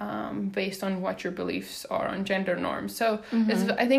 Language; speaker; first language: English; non-native, local second language; Afrikaans